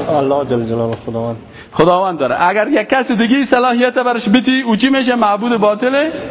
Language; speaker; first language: Persian; native; Persian